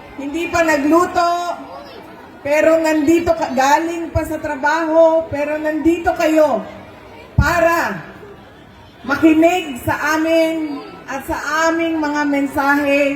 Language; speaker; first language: Filipino; non-native, local second language; Cebuano